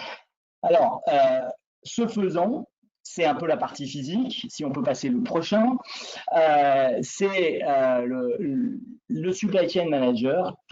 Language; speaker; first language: French; native; French